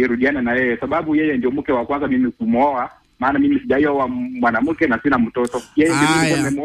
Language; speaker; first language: Swahili; non-native, local second language; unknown